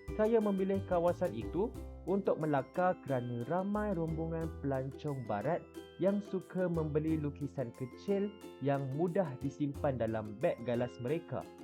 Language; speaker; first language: Malay; native; Malay